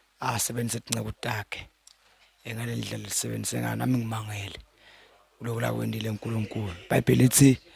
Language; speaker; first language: Zulu; non-native, local second language; Swati